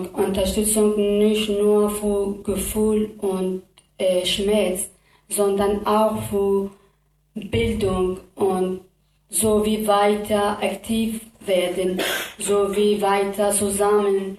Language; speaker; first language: German; non-native, learner; Kurdish